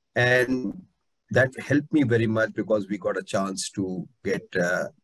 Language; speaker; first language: English; non-native, local second language; Hindi